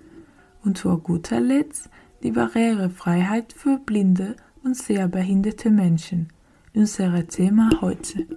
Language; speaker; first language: German; non-native, learner; Spanish